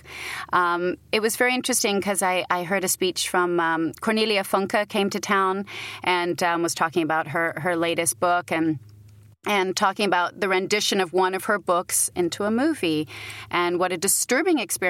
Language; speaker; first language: English; native; English